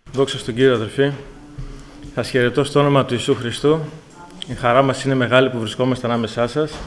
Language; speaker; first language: Greek; native; Greek